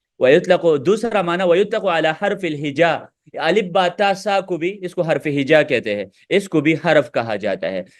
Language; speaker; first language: Urdu; non-native, local second language; Pashto